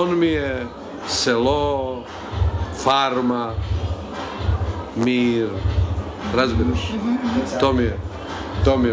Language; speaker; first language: Bulgarian; non-native, learner; Serbian